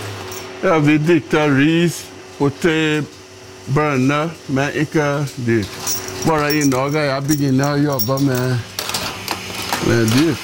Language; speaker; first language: Norwegian; non-native, learner; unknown